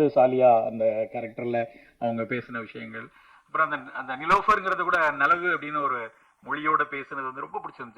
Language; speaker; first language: Tamil; native; Tamil